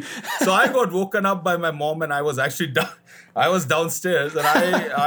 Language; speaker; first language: English; non-native, local second language; Hindi